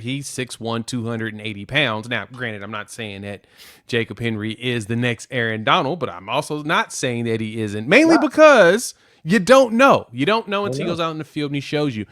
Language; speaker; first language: English; native; English